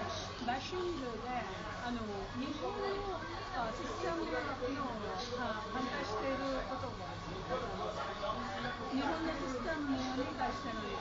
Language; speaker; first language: Japanese; non-native, fluent; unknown